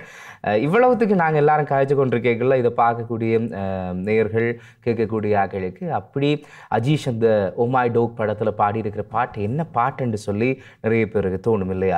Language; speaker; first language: Tamil; native; Tamil